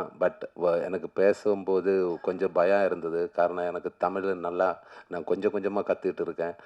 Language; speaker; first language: Tamil; non-native, learner; Malayalam